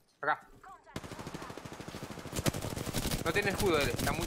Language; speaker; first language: Portuguese; non-native, learner; Spanish